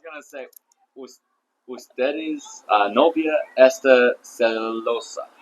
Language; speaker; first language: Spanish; non-native, learner; English